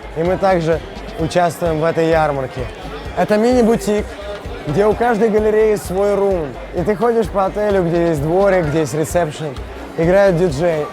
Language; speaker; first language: Russian; native; Russian